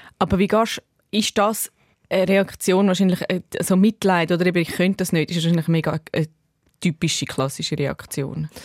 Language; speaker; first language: German; native; German